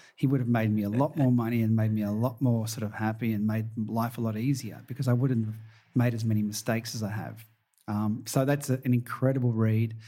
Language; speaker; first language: English; native; English